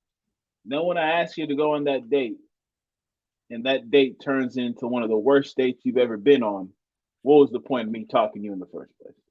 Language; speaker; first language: English; native; English